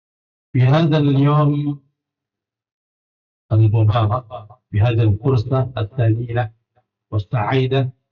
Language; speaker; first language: Arabic; non-native, fluent; Indonesian